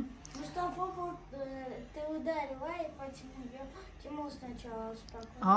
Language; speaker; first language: Russian; early bilingual, other home language; Tajik